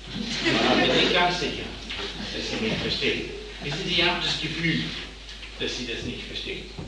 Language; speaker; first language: German; non-native, fluent; English